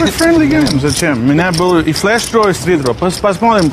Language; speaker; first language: Russian; non-native, learner; Lithuanian